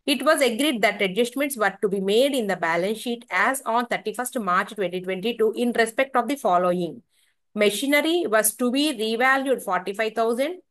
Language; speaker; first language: English; non-native, local second language; Telugu